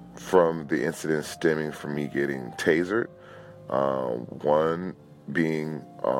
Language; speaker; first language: English; native; English